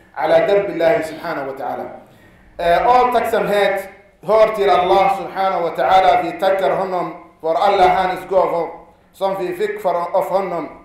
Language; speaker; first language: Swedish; non-native, fluent; Arabic